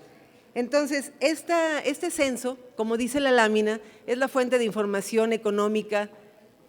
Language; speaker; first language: Spanish; native; Spanish